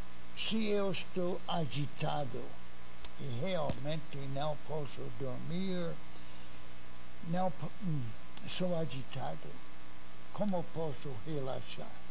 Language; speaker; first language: Portuguese; non-native, fluent; English